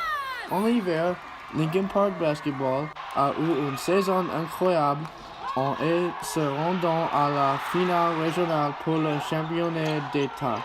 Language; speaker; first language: French; non-native, learner; English